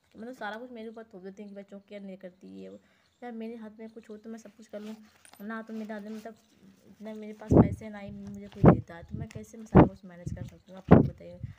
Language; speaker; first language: Hindi; native; Hindi